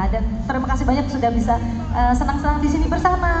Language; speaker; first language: Indonesian; native; Indonesian